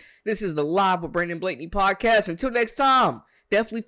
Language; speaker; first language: English; native; English